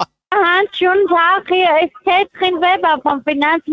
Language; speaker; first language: German; non-native, learner; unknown